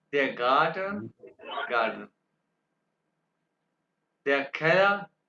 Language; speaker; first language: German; non-native, fluent; Urdu